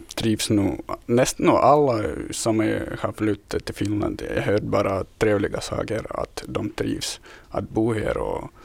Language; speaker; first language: Swedish; non-native, fluent; Ukrainian